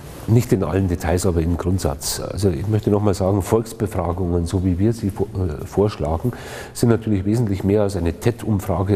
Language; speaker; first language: German; native; German